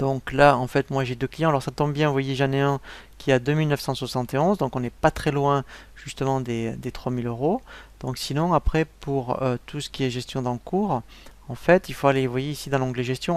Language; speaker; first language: French; native; French